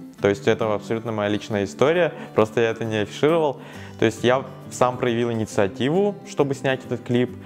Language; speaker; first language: Russian; native; Russian